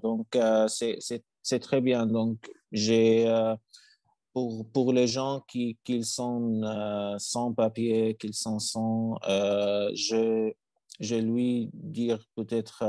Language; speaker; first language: French; non-native, learner; Arabic